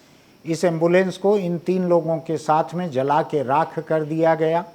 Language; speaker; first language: Hindi; native; Hindi